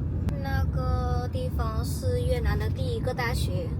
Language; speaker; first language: Chinese; non-native, fluent; Vietnamese